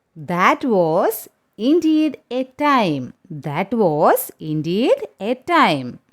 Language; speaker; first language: English; non-native, local second language; Malayalam